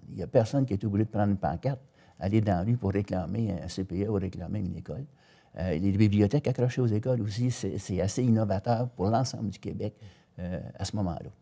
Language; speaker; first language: French; native; French